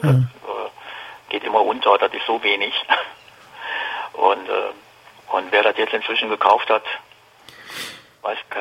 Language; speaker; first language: German; native; German